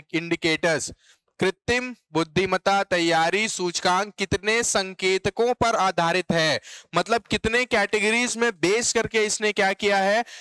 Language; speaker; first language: Hindi; native; Hindi